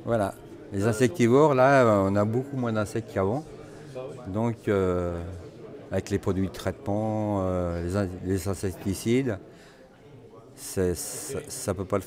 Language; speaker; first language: French; native; French